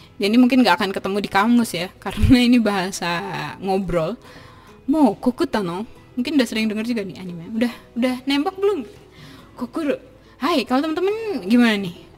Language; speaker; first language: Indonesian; native; Indonesian